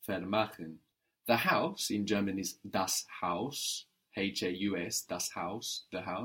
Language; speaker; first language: German; non-native, fluent; English